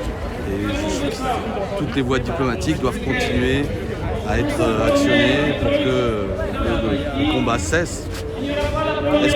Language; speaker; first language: French; native; French